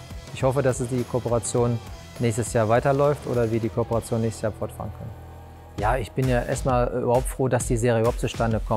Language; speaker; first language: German; native; German